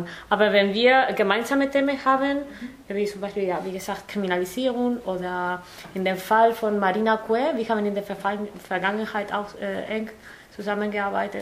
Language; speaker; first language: German; non-native, fluent; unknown